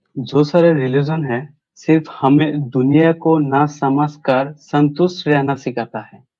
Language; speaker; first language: Hindi; non-native, local second language; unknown